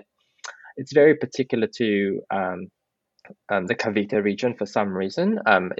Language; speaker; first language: English; non-native, local second language; Filipino